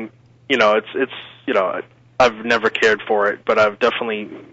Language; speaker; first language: English; native; English